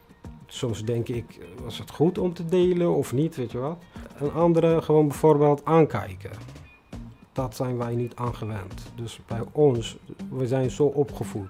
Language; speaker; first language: Dutch; non-native, fluent; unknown